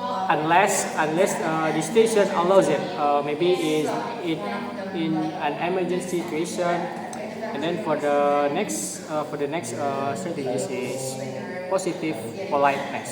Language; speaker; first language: English; non-native, learner; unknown